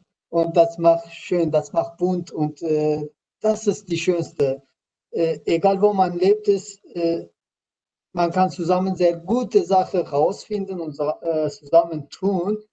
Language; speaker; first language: German; non-native, learner; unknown